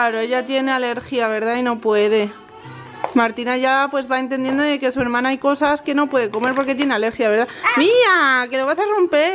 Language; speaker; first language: Spanish; native; Spanish